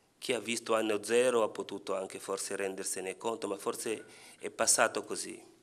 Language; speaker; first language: Italian; non-native, fluent; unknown